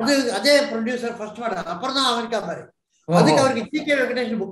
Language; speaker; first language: Tamil; non-native, local second language; Telugu